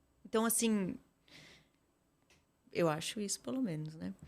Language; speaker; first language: Portuguese; native; Portuguese